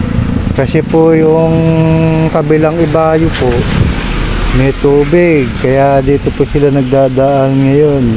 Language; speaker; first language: Filipino; native; Filipino